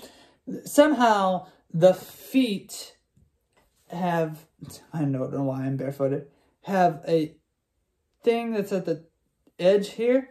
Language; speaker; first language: English; native; English